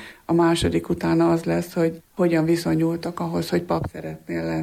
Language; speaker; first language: Hungarian; native; Hungarian